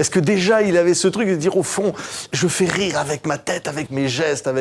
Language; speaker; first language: French; native; French